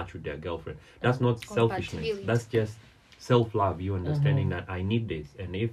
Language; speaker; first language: English; non-native, local second language; Swahili